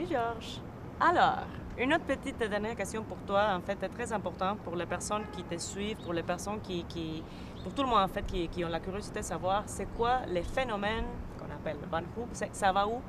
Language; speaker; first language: French; native; French